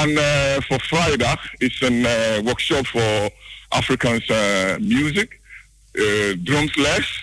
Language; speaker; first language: Dutch; non-native, learner; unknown